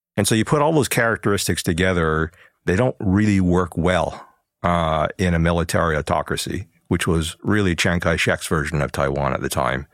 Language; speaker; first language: English; early bilingual, other home language; Chinese